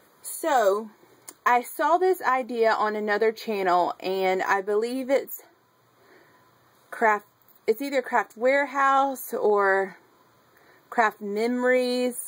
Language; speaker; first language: English; native; English